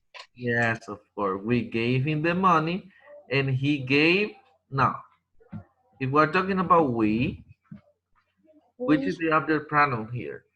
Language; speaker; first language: English; non-native, fluent; Spanish